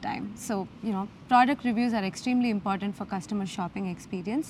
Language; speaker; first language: English; non-native, local second language; Gujarati